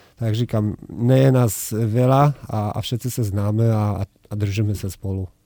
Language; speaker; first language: Czech; non-native, learner; Polish